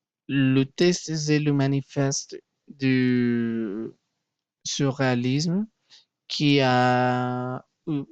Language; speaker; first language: French; non-native, learner; Spanish